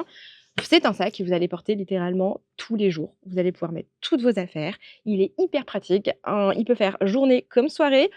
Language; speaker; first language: French; native; French